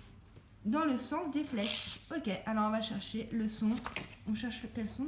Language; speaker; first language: French; native; French